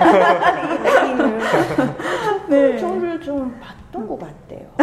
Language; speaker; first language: Korean; non-native, fluent; Japanese